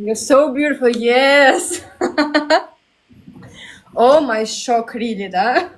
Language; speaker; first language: English; non-native, learner; Russian